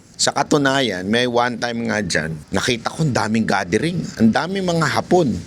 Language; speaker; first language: Filipino; native; Filipino